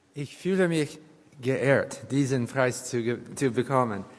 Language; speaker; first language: German; non-native, learner; English